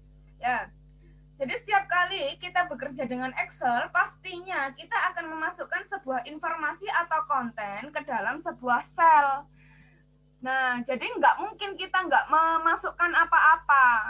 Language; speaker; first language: Indonesian; native; Indonesian